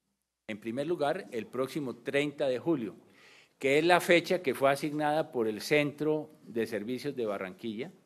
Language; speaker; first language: Spanish; native; Spanish